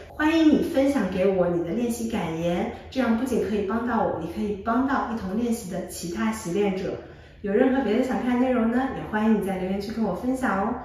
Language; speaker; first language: Chinese; native; Chinese